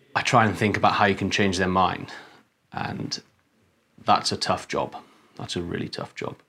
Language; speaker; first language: English; native; English